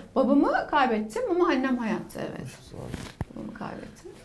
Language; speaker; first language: Turkish; native; Turkish